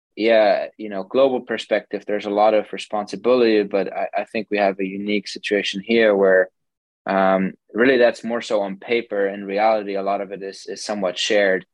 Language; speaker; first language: English; non-native, fluent; German